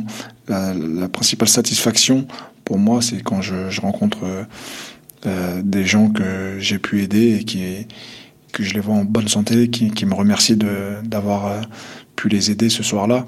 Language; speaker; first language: French; non-native, local second language; Kabyle